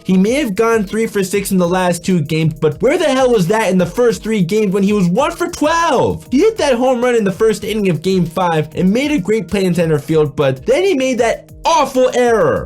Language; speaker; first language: English; native; English